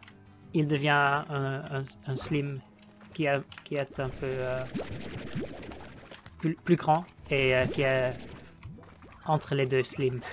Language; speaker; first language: French; non-native, learner; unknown